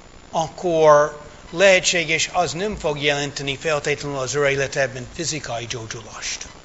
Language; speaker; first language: Hungarian; early bilingual, heritage; English